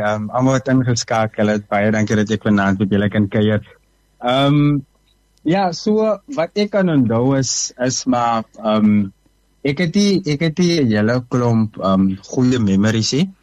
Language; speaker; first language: Afrikaans; native; Afrikaans